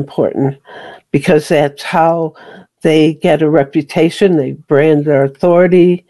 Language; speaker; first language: English; native; English